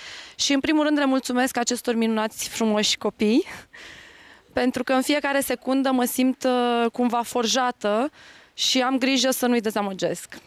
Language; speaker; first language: Romanian; native; Romanian